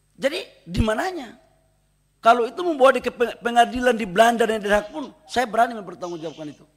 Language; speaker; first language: Indonesian; native; Indonesian